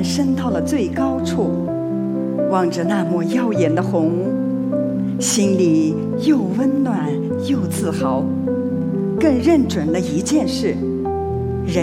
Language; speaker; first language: Chinese; non-native, local second language; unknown